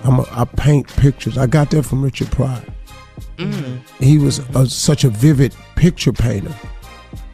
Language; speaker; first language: English; native; English